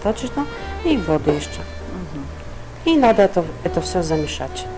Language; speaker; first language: Russian; non-native, fluent; Polish